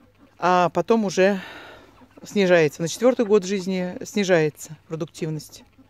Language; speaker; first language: Russian; native; Russian